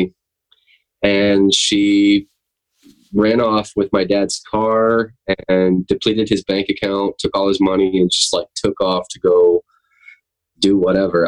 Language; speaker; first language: English; native; English